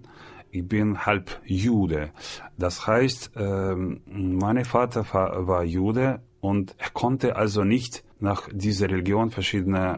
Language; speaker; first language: German; non-native, learner; Russian